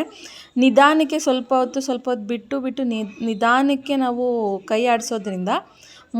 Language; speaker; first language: Kannada; native; Kannada